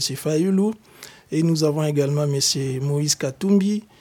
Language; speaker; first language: French; non-native, local second language; Lingala